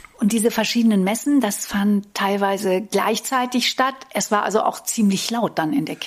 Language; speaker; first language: German; native; German